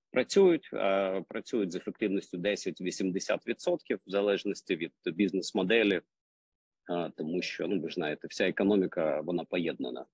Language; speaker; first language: Ukrainian; non-native, local second language; Russian